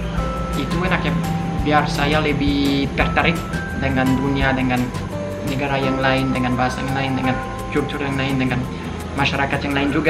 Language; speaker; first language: Indonesian; non-native, fluent; French